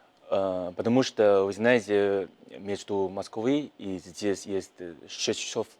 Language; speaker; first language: Russian; non-native, learner; Chinese